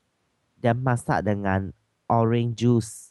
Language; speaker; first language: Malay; non-native, local second language; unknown